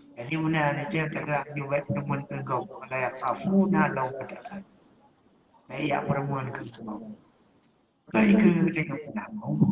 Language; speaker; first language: Malay; non-native, local second language; Achinese